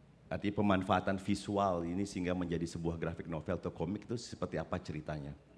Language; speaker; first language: Indonesian; native; Indonesian